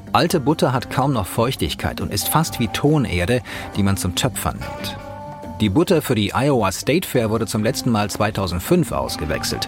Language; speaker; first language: German; native; German